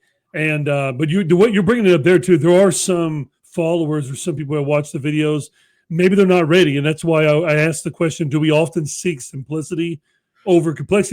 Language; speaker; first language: English; native; English